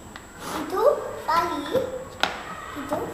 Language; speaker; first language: Catalan; early bilingual, other home language; Spanish